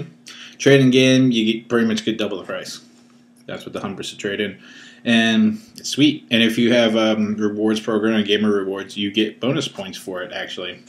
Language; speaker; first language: English; native; English